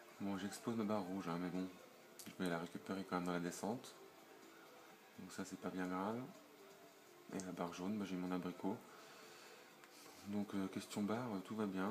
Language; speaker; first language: French; native; French